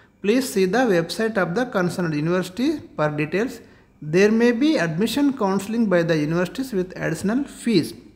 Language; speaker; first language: English; non-native, local second language; Telugu